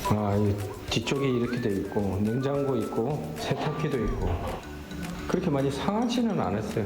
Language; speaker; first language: Korean; native; Korean